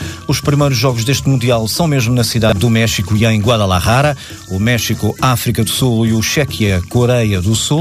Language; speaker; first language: Portuguese; native; Portuguese